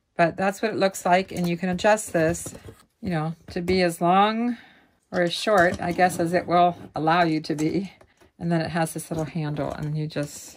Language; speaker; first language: English; native; English